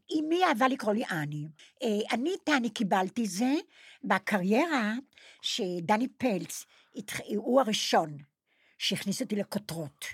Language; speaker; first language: Hebrew; non-native, fluent; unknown